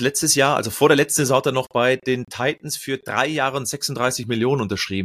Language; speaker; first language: German; native; German